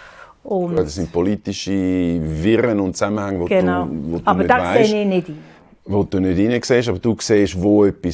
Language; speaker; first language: German; native; German